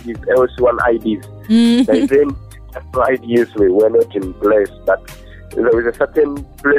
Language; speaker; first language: English; non-native, local second language; Ganda